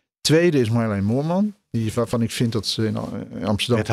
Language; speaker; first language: Dutch; native; Dutch